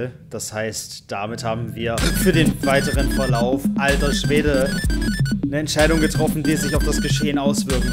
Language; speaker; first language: German; native; German